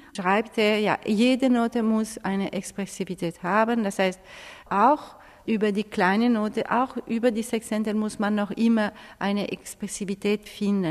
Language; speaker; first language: German; non-native, fluent; Italian